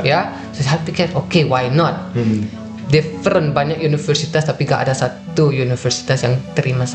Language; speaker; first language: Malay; non-native, fluent; Dutch